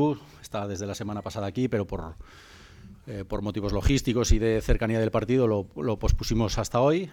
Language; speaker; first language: Spanish; native; Spanish